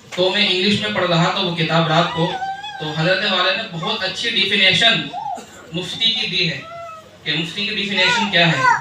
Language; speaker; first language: Urdu; native; Urdu